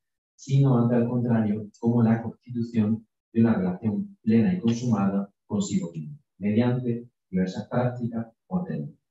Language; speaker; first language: Spanish; native; Spanish